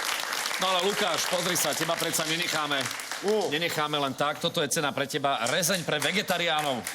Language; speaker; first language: Slovak; native; Slovak